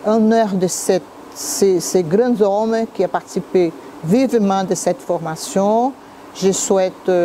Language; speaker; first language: French; non-native, fluent; Portuguese